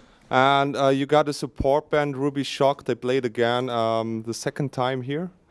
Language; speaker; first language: English; non-native, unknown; German